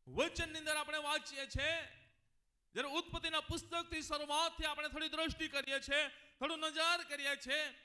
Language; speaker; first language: Gujarati; non-native, local second language; Gamit